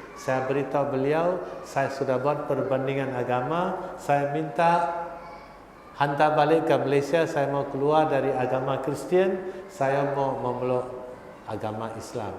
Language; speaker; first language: Malay; non-native, local second language; Tamil